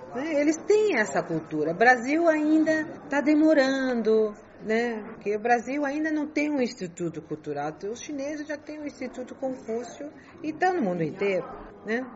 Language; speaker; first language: Portuguese; non-native, fluent; Chinese